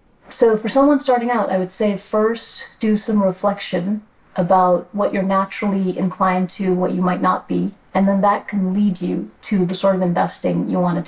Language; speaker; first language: English; native; English